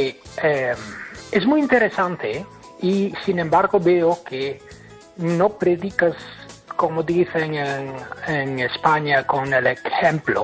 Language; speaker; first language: Spanish; non-native, fluent; English